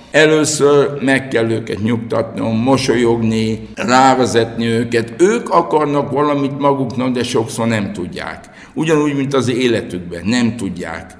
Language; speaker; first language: Hungarian; native; Hungarian